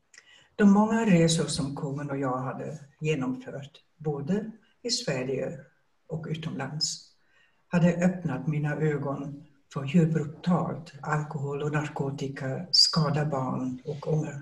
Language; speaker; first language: Swedish; non-native, fluent; German